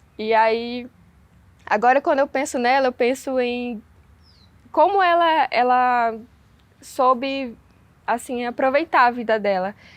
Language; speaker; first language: Portuguese; native; Portuguese